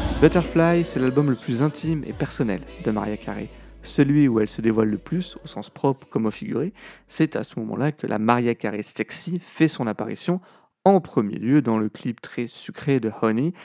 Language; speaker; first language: French; native; French